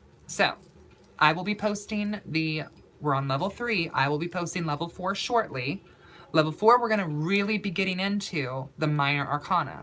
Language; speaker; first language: English; native; English